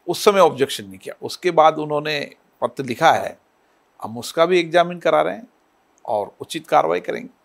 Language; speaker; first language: Hindi; native; Hindi